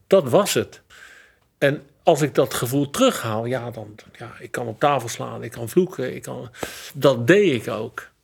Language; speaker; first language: Dutch; native; Dutch